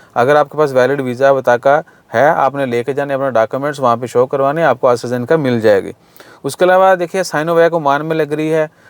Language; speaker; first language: Urdu; non-native, local second language; Punjabi